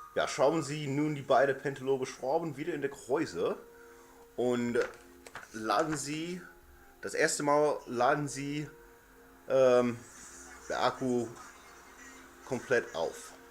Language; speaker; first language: German; non-native, learner; English